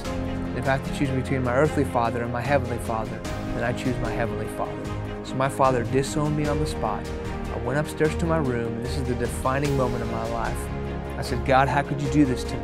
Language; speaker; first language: English; early bilingual, other home language; Persian